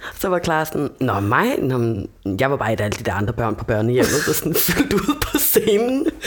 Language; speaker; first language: Danish; native; Danish